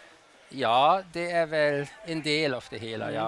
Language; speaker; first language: Swedish; non-native, fluent; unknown